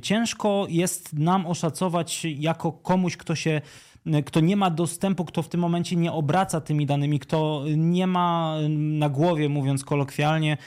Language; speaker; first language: Polish; native; Polish